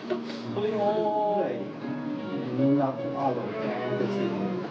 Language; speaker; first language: Japanese; native; Japanese